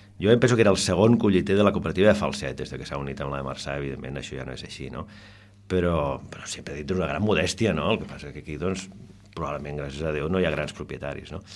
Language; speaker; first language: Catalan; non-native, local second language; Spanish